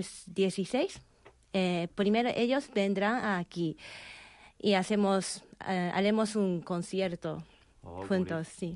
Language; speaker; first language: Spanish; non-native, fluent; Japanese